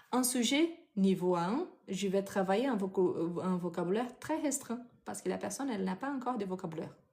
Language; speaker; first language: French; non-native, fluent; Portuguese